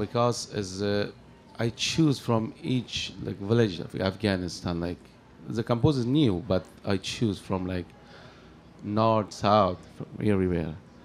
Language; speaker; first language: English; non-native, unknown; Persian